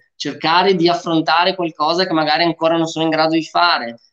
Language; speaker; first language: Italian; early bilingual, other home language; Romanian